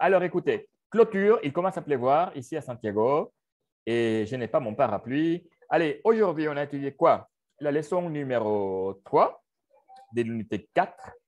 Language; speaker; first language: French; non-native, fluent; Spanish